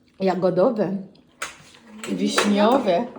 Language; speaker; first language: Polish; non-native, fluent; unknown